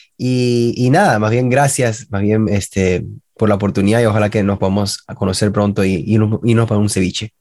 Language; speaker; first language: Spanish; early bilingual, heritage; Spanish